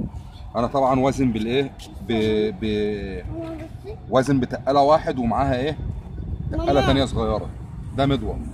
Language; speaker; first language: Arabic; native; Arabic